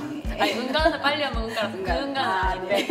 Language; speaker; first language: Korean; native; Korean